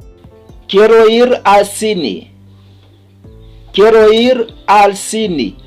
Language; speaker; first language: Spanish; non-native, learner; Haitian Creole